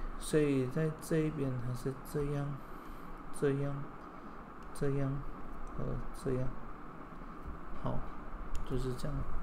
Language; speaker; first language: Chinese; native; Chinese